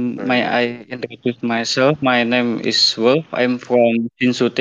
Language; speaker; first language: English; non-native, learner; Indonesian